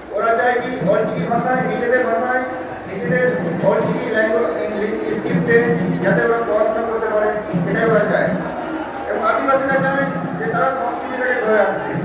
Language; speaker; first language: Bangla; non-native, local second language; Santali